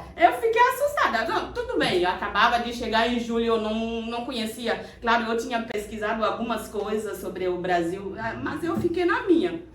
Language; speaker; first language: Portuguese; non-native, fluent; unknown